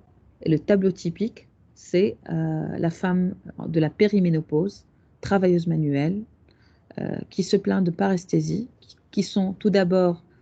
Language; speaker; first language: French; non-native, local second language; Arabic